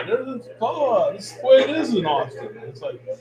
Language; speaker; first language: English; native; English